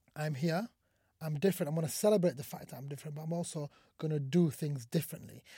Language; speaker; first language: English; early bilingual, other home language; Somali